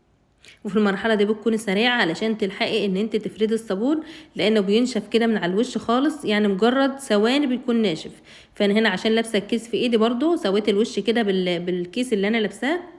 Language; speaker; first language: Arabic; native; Arabic